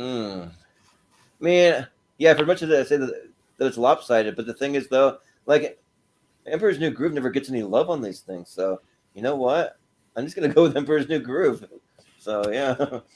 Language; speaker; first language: English; native; English